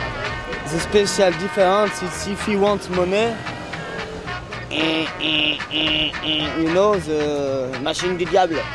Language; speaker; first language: English; non-native, learner; French